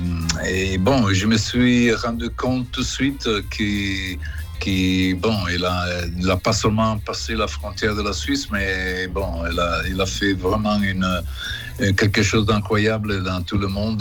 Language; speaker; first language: French; non-native, fluent; Italian